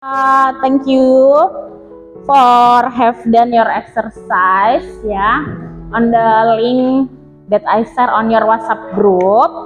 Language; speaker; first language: English; non-native, learner; Indonesian